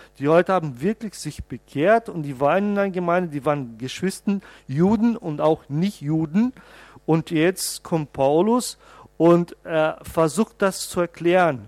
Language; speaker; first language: German; non-native, fluent; Portuguese